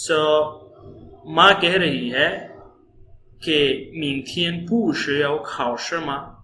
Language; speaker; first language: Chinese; non-native, fluent; Urdu